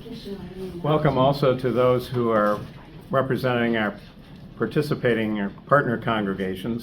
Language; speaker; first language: English; native; English